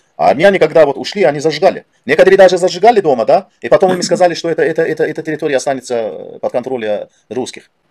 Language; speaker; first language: Russian; non-native, local second language; Azerbaijani